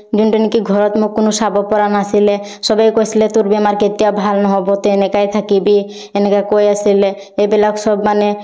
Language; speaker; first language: Assamese; non-native, local second language; Bodo